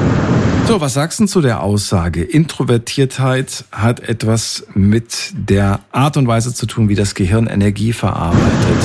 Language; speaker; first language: German; native; German